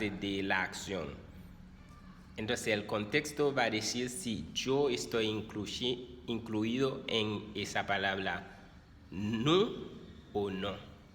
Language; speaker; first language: Spanish; non-native, fluent; Haitian Creole